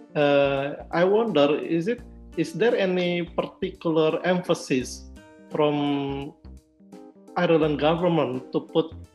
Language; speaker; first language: English; non-native, fluent; Indonesian